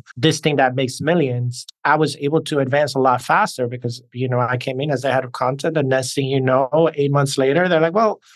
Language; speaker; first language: English; early bilingual, other home language; Spanish